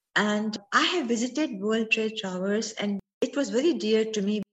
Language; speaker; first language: English; non-native, local second language; Sindhi